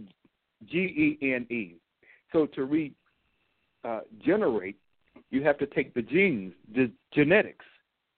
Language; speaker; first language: English; native; English